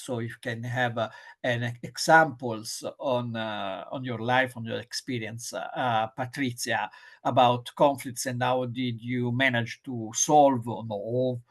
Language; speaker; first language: English; non-native, fluent; Italian